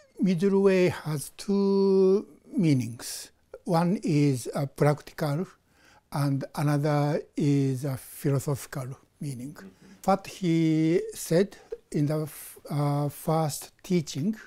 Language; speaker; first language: English; non-native, fluent; Japanese